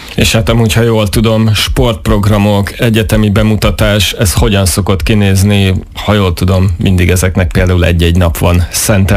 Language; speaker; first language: Hungarian; native; Hungarian